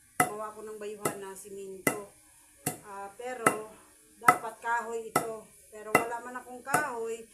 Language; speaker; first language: Filipino; non-native, local second language; Cebuano